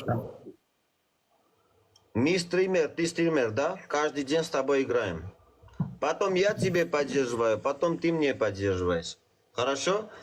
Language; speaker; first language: Russian; non-native, learner; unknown